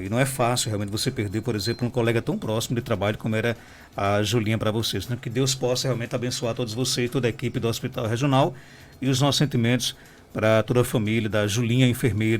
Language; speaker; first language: Portuguese; native; Portuguese